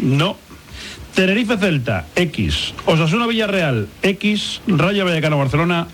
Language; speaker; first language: Spanish; native; Spanish